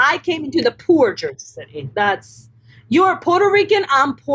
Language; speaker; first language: English; non-native, local second language; Urdu